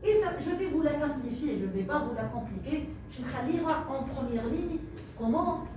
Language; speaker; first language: French; non-native, local second language; Arabic